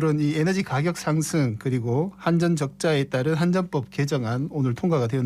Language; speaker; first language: Korean; native; Korean